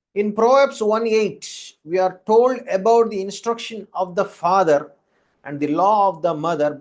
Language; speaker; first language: English; non-native, local second language; Telugu